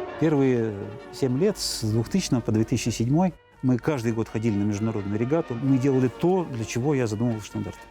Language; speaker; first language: Russian; native; Russian